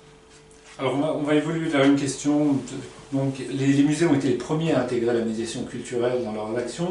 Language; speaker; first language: French; native; French